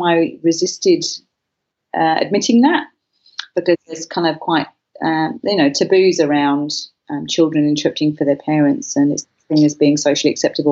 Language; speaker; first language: English; non-native, local second language; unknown